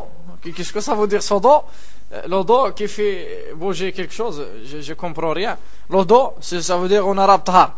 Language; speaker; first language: French; non-native, local second language; Arabic